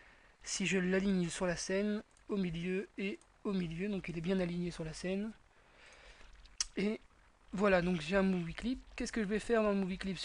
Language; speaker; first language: French; native; French